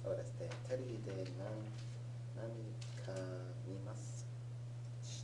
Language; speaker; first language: Japanese; non-native, learner; English